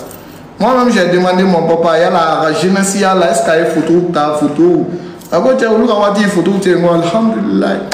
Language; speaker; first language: French; non-native, local second language; Bambara